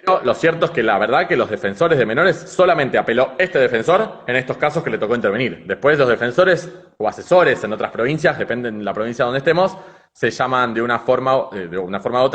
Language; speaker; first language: Spanish; native; Spanish